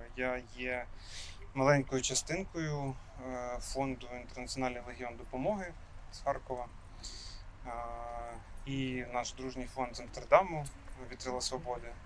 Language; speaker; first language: Ukrainian; non-native, local second language; Russian